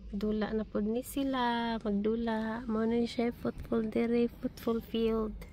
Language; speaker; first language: Filipino; non-native, local second language; Cebuano